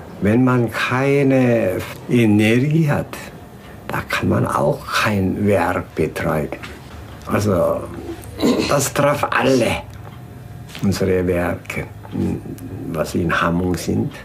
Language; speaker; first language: German; non-native, fluent; Korean